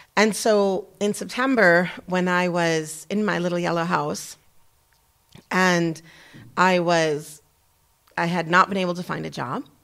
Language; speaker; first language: English; native; English